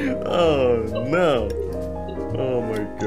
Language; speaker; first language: English; non-native, fluent; Indonesian